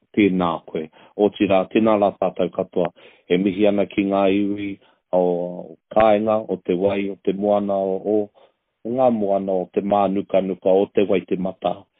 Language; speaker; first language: Māori; native; Māori